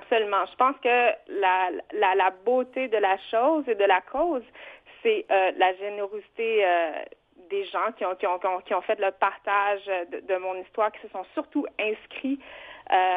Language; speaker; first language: French; early bilingual, other home language; Vietnamese